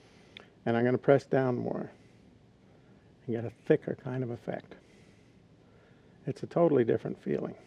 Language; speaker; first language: English; native; English